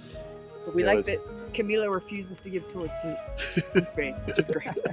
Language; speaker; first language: English; native; English